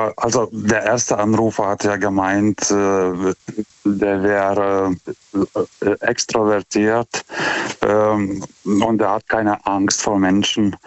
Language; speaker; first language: German; non-native, fluent; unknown